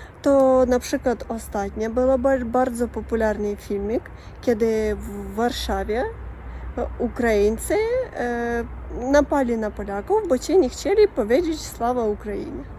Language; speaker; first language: Polish; non-native, learner; Russian